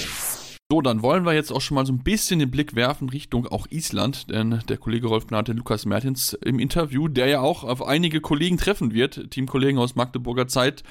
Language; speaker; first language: German; native; German